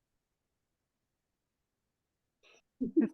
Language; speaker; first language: Korean; native; Korean